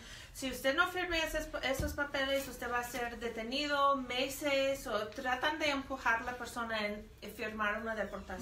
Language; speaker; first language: Spanish; non-native, fluent; English